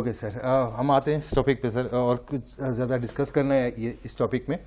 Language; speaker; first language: Hindi; non-native, local second language; Bangla